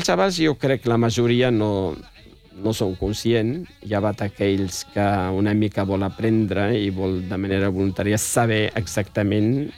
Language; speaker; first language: Catalan; non-native, fluent; Riffian